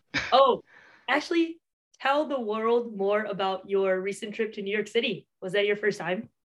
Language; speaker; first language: English; early bilingual, other home language; Chinese